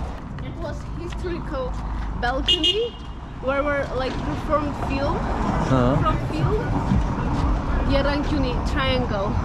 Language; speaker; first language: English; non-native, learner; Armenian